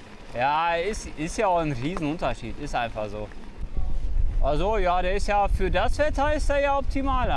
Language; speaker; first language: German; native; German